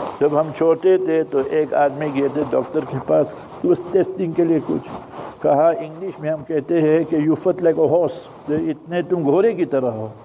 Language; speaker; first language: Urdu; early bilingual, heritage; English